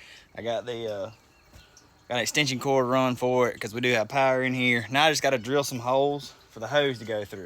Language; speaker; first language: English; native; English